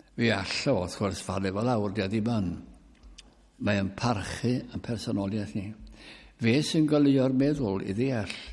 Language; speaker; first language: Welsh; early bilingual, heritage; Welsh